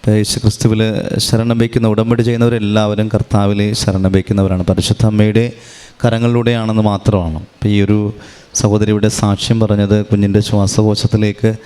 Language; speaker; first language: Malayalam; native; Malayalam